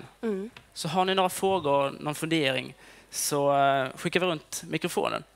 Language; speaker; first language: Swedish; native; Swedish